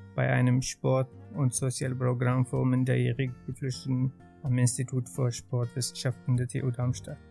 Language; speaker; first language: German; non-native, fluent; Arabic